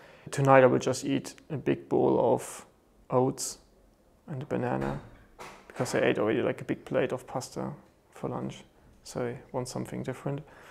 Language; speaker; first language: English; non-native, fluent; German